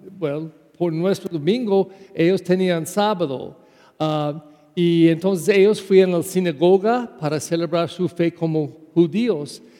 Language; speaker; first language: Spanish; non-native, fluent; English